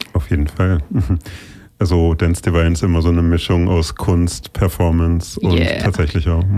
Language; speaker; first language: German; native; German